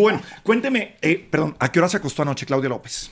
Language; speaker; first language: Spanish; native; Spanish